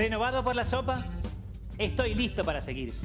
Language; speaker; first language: Spanish; native; Spanish